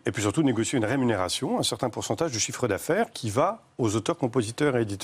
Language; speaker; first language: French; native; French